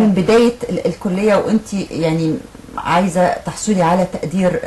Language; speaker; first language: Arabic; native; Arabic